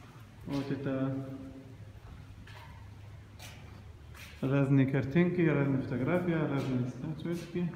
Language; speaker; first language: Russian; non-native, learner; Arabic